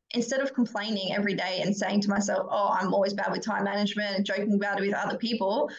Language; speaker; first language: English; native; English